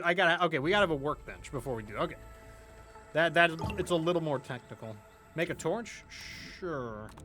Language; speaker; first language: English; native; English